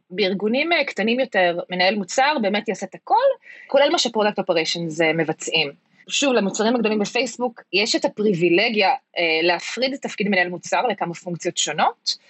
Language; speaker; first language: Hebrew; early bilingual, heritage; Hebrew